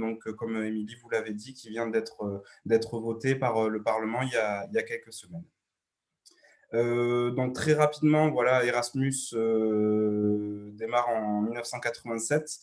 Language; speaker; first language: French; native; French